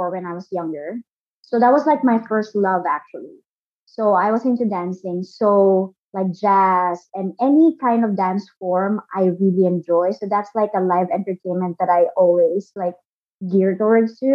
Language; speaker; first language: English; non-native, local second language; Filipino